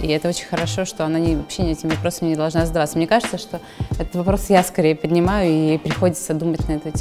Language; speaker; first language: Ukrainian; non-native, local second language; Russian